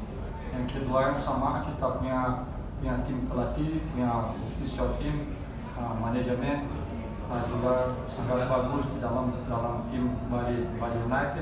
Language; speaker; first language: Indonesian; non-native, fluent; Portuguese